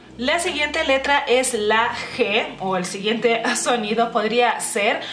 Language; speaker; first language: Spanish; non-native, fluent; Lithuanian